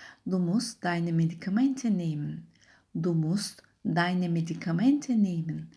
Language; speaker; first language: German; non-native, fluent; Turkish